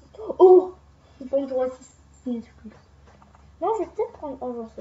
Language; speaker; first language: French; native; French